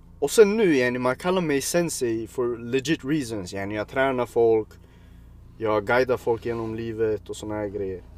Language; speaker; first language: Swedish; early bilingual, other home language; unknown